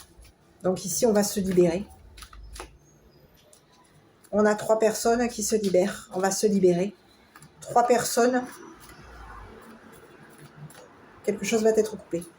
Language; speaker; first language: French; native; French